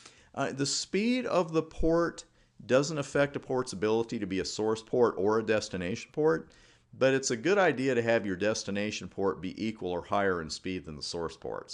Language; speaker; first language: English; native; English